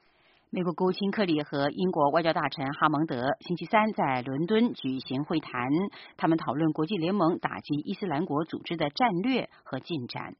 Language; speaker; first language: Chinese; native; Chinese